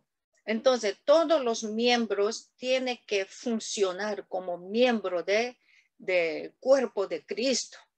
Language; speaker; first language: Spanish; non-native, learner; Korean